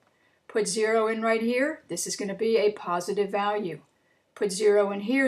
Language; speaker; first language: English; native; English